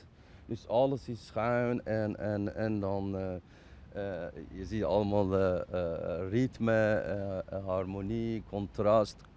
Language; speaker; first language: Dutch; non-native, fluent; Persian